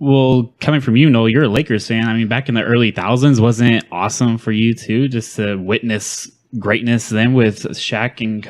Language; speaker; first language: English; native; English